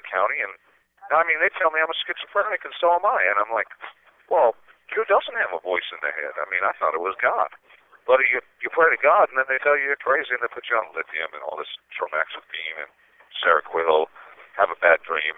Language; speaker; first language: English; native; English